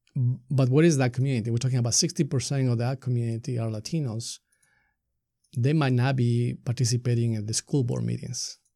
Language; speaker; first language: English; non-native, fluent; Spanish